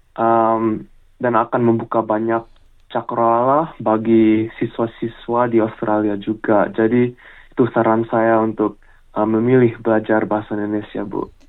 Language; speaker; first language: Indonesian; early bilingual, heritage; English